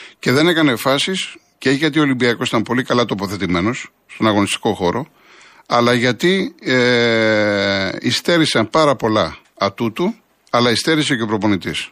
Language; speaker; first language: Greek; native; Greek